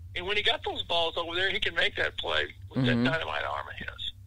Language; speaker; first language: English; native; English